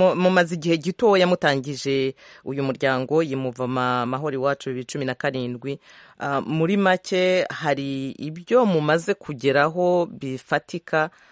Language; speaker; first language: Kinyarwanda; native; Kinyarwanda